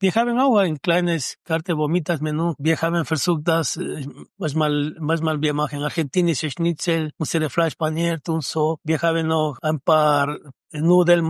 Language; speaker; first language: German; non-native, learner; Spanish